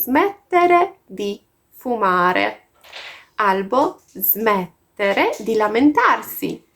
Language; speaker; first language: Italian; non-native, fluent; Polish